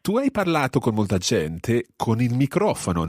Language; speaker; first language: Italian; non-native, fluent; English